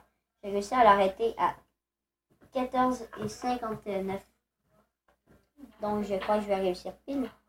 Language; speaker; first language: French; native; French